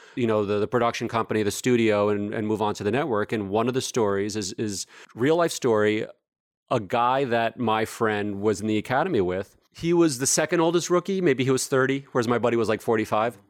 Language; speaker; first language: English; native; English